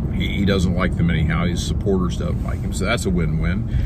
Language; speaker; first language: English; native; English